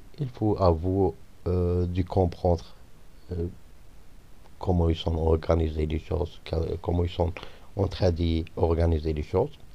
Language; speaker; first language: French; non-native, fluent; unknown